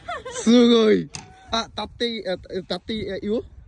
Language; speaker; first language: Japanese; non-native, learner; Bangla